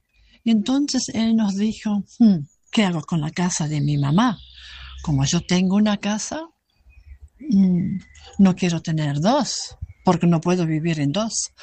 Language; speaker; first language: Spanish; non-native, fluent; German